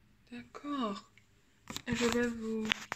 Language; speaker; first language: French; non-native, learner; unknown